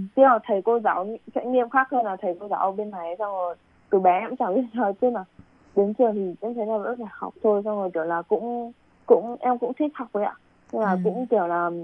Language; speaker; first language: Vietnamese; native; Vietnamese